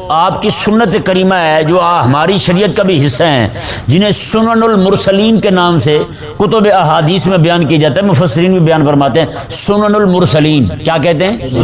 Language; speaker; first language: Urdu; non-native, local second language; Punjabi